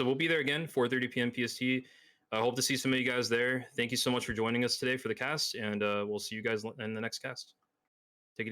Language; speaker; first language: English; native; English